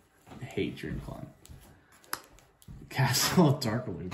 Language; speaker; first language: English; native; English